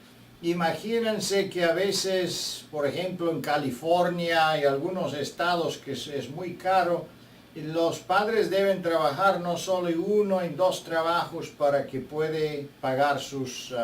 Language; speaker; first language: Spanish; non-native, fluent; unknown